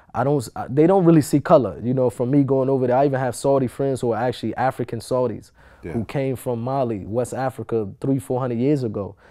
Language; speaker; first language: English; native; English